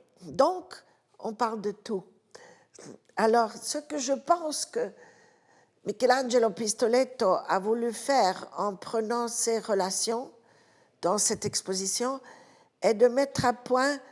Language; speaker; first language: French; non-native, fluent; Italian